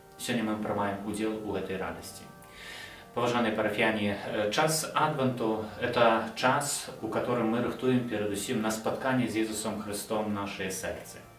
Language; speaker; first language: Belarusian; non-native, local second language; Russian